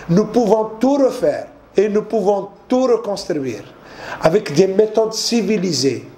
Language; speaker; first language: French; non-native, local second language; Arabic